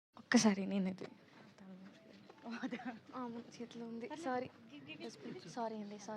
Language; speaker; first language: Telugu; non-native, learner; Tamil